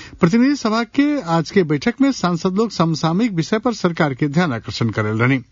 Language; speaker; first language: Bhojpuri; non-native, local second language; Nepali